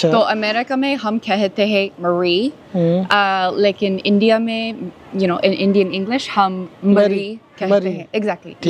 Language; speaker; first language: Hindi; non-native, learner; English